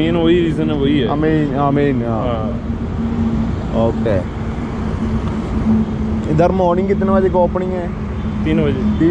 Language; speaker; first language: Hindi; non-native, local second language; Malayalam